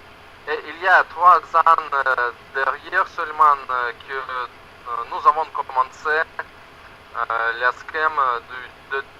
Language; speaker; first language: French; non-native, learner; Russian